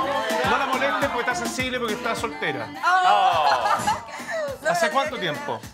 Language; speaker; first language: Spanish; native; Spanish